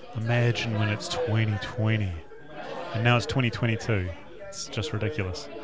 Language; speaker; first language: English; native; English